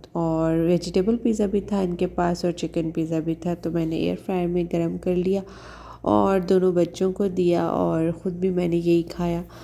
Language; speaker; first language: Urdu; native; Urdu